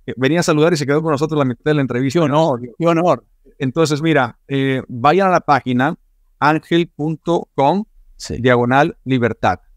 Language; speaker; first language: Spanish; native; Spanish